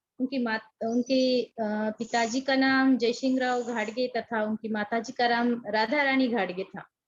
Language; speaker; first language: Hindi; non-native, local second language; Marathi